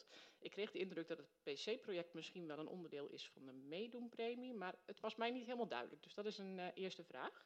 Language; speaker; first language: Dutch; native; Dutch